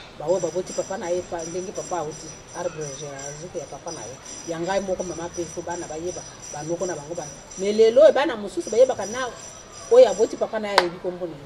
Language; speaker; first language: Lingala; non-native, local second language; Luba-Lulua